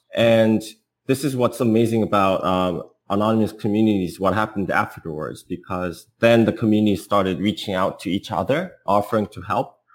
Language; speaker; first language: English; non-native, fluent; Korean